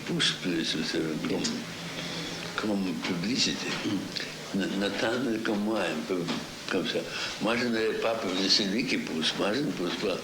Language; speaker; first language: French; non-native, fluent; Russian